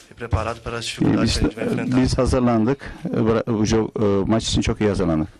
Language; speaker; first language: Turkish; non-native, learner; Portuguese